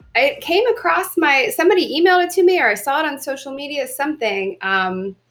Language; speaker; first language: English; native; English